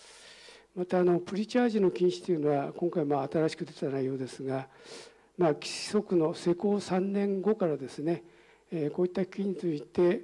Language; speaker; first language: Japanese; native; Japanese